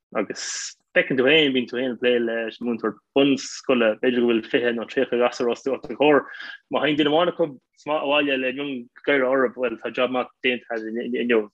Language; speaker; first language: Irish; non-native, local second language; English